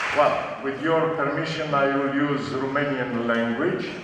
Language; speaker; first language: English; non-native, learner; Romanian